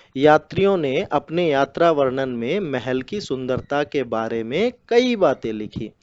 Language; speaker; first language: Hindi; non-native, local second language; Telugu